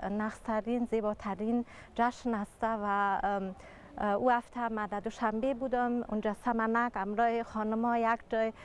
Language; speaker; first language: Persian; early bilingual, heritage; Persian